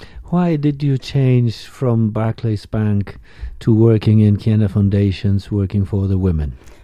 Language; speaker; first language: English; non-native, fluent; Spanish